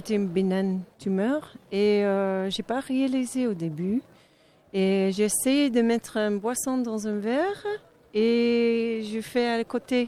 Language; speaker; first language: French; non-native, fluent; English